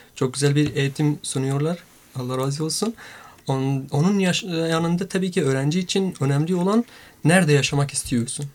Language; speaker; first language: Turkish; non-native, fluent; Persian